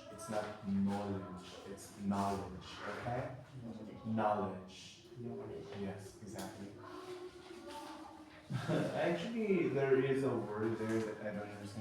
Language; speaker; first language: English; non-native, fluent; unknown